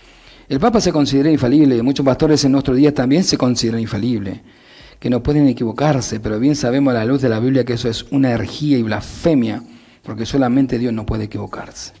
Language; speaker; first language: Spanish; native; Spanish